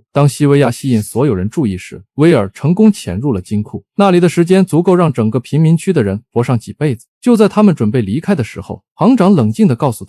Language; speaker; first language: Chinese; native; Chinese